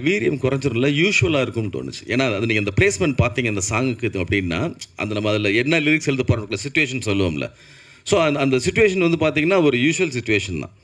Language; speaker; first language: Tamil; native; Tamil